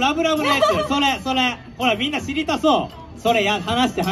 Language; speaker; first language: Japanese; native; Japanese